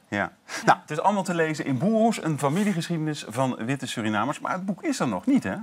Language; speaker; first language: Dutch; native; Dutch